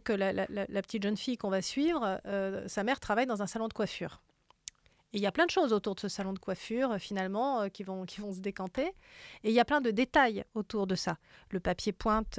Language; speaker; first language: French; native; French